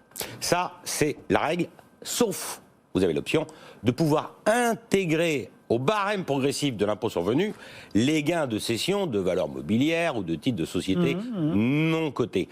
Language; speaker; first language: French; native; French